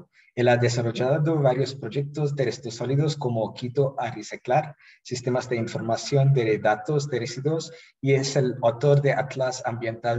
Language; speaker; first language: Spanish; non-native, fluent; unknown